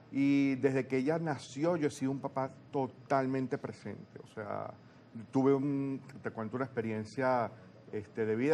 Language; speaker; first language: Spanish; native; Spanish